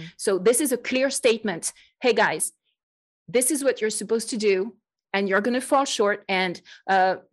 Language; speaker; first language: English; non-native, fluent; French